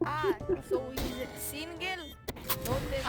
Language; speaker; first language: English; non-native, learner; Lithuanian